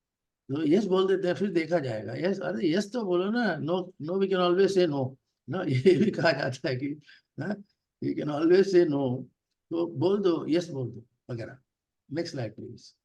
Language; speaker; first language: Hindi; non-native, local second language; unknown